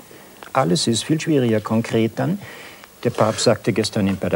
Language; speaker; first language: German; native; German